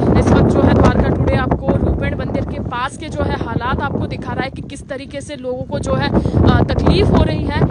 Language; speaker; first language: Hindi; non-native, local second language; Gujarati